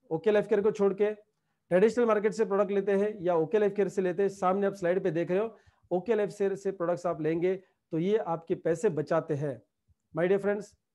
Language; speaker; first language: Hindi; non-native, local second language; Marathi